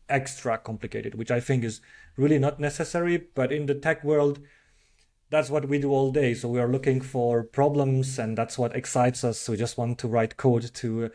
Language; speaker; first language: English; non-native, fluent; French